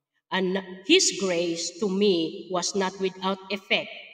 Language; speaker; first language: English; non-native, local second language; Filipino